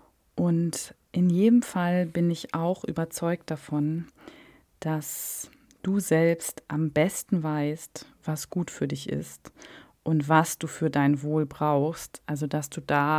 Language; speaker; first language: German; native; German